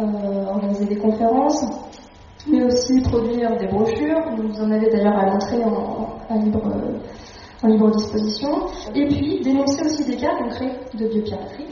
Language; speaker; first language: French; native; French